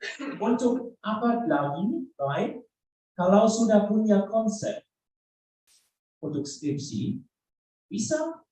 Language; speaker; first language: Indonesian; non-native, learner; German